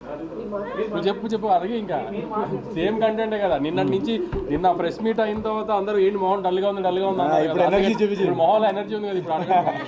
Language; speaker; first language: Telugu; native; Telugu